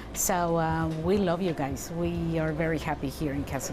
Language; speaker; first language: English; non-native, fluent; Spanish